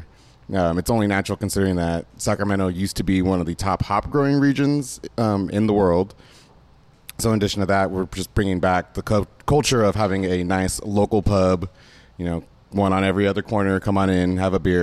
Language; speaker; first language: English; native; English